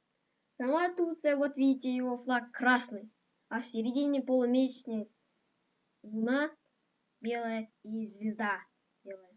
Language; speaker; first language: Russian; non-native, local second language; Kazakh